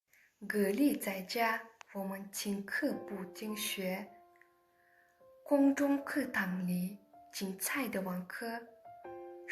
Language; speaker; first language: Chinese; non-native, learner; Kyrgyz